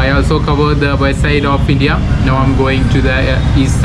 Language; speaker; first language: English; non-native, local second language; Malayalam